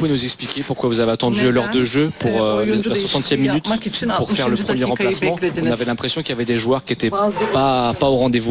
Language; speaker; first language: French; native; French